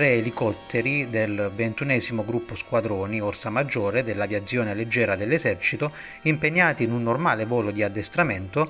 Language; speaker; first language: Italian; native; Italian